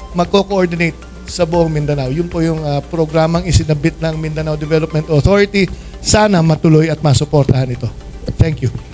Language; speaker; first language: Filipino; native; Filipino